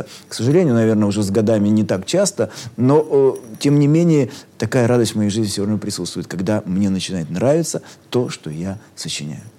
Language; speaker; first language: Russian; native; Russian